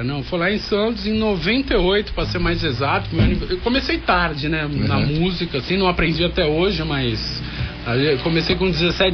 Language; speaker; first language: Portuguese; native; Portuguese